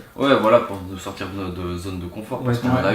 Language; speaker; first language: French; native; French